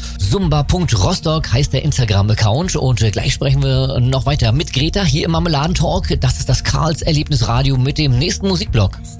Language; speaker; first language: German; native; German